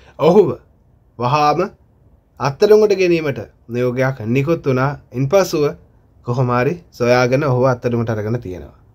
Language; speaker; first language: Sinhala; non-native, local second language; Tamil